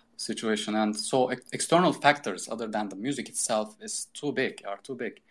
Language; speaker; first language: English; non-native, fluent; Turkish